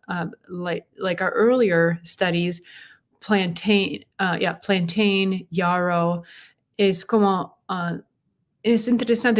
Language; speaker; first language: Spanish; non-native, learner; English